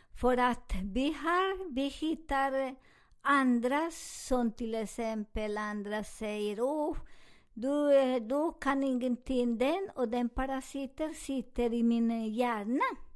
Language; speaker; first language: Swedish; non-native, learner; Spanish